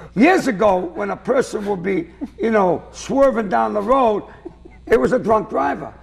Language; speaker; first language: English; native; English